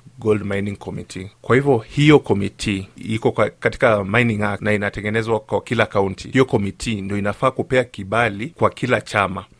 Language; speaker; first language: Swahili; non-native, local second language; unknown